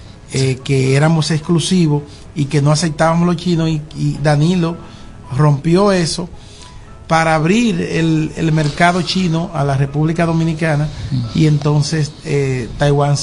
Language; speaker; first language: Spanish; native; Spanish